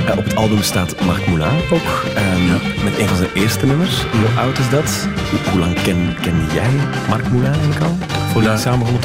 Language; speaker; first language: Dutch; native; Dutch